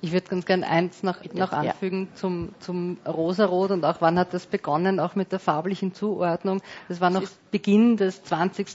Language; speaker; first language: German; native; German